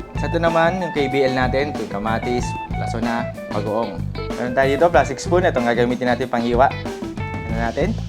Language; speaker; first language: Filipino; non-native, local second language; Iloko